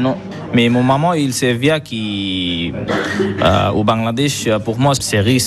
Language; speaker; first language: French; non-native, learner; Bangla